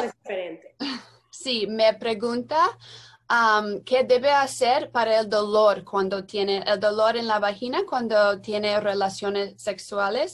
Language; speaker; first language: Spanish; non-native, learner; English